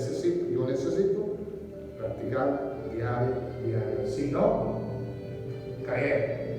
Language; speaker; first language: Spanish; non-native, learner; English